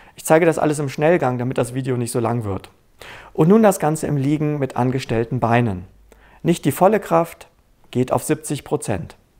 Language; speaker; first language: German; native; German